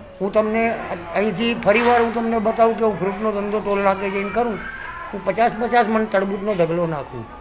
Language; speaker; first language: Gujarati; non-native, local second language; Sindhi